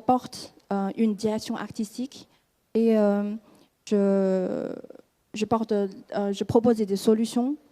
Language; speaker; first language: French; non-native, fluent; Chinese